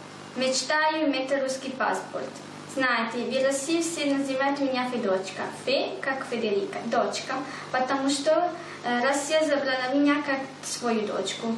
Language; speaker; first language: Russian; non-native, learner; Italian